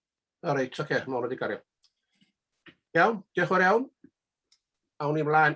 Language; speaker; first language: Welsh; native; Welsh